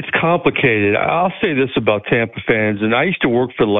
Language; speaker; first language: English; native; English